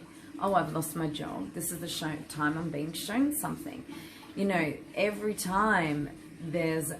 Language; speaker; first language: English; native; English